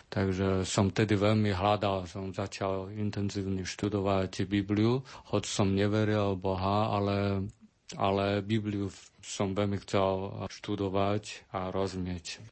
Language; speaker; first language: Slovak; non-native, learner; Chinese